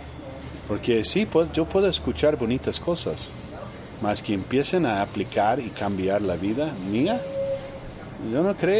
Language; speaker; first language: Spanish; non-native, fluent; Portuguese